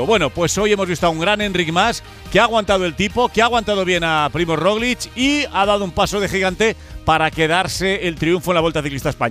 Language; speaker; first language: Spanish; native; Spanish